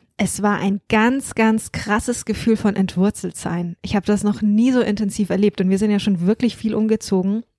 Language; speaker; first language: German; native; German